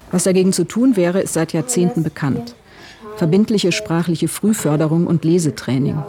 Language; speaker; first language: German; native; German